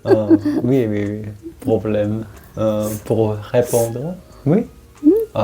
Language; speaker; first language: French; non-native, learner; Korean